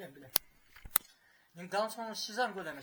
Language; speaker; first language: Chinese; non-native, local second language; Uyghur